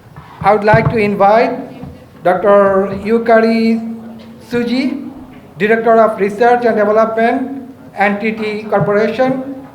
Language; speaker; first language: English; non-native, fluent; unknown